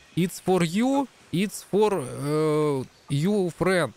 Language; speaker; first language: English; non-native, learner; Russian